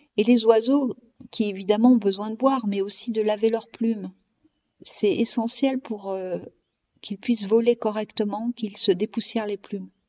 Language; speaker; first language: French; native; French